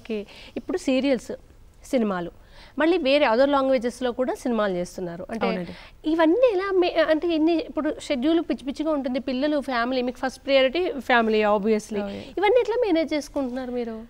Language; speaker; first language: Telugu; native; Telugu